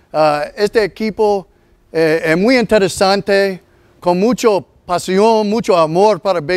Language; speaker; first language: Spanish; non-native, learner; English